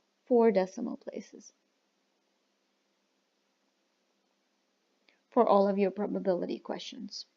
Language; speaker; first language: English; non-native, fluent; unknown